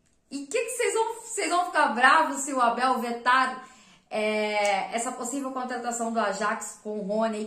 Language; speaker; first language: Portuguese; native; Portuguese